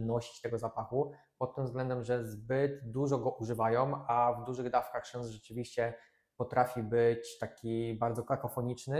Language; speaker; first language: Polish; native; Polish